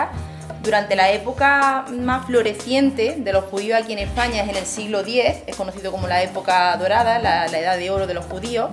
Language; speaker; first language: Spanish; native; Spanish